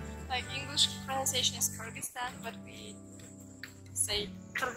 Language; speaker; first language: English; non-native, learner; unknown